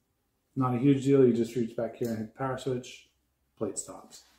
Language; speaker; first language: English; native; English